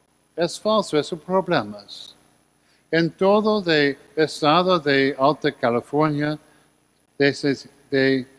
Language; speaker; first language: Spanish; non-native, learner; English